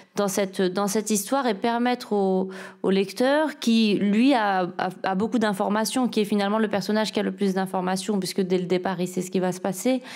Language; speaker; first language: French; native; French